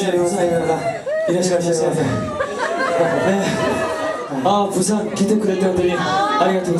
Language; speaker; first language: Japanese; non-native, learner; Korean